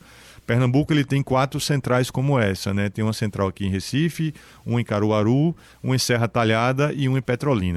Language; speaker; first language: Portuguese; native; Portuguese